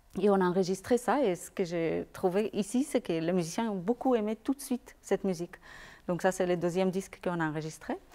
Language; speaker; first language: French; non-native, fluent; Spanish